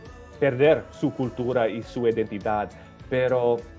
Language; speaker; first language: Spanish; early bilingual, other home language; Serbian